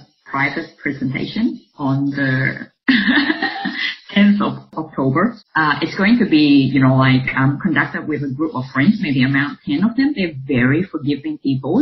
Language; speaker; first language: English; non-native, local second language; Cantonese